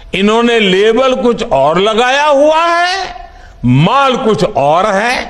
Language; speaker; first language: Hindi; non-native, local second language; Gujarati